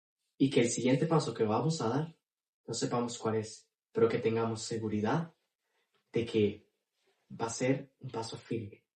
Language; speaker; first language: Spanish; native; Spanish